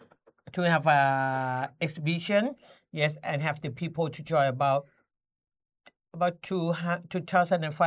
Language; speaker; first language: English; non-native, learner; Thai